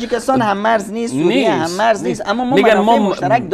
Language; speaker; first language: Persian; native; Persian